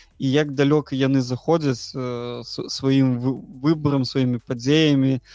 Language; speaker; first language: Belarusian; non-native, local second language; Russian